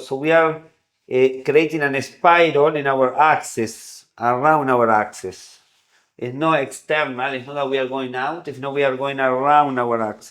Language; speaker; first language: English; non-native, fluent; Spanish